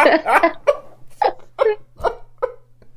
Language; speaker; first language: English; native; English